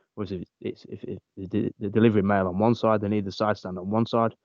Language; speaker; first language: English; native; English